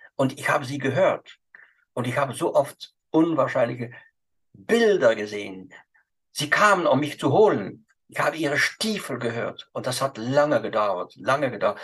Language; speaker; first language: German; non-native, fluent; French